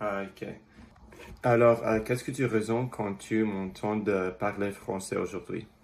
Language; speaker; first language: French; early bilingual, other home language; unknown